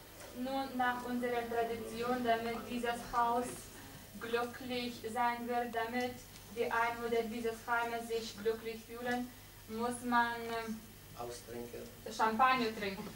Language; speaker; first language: German; non-native, fluent; Lithuanian